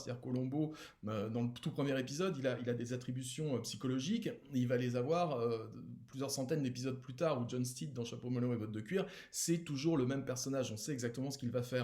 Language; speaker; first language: French; native; French